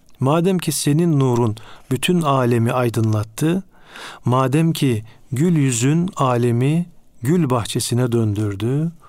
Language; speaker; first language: Turkish; native; Turkish